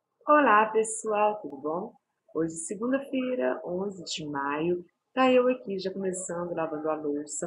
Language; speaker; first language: Portuguese; native; Portuguese